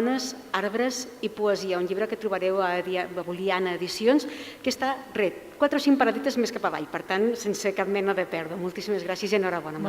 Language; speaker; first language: Catalan; native; Catalan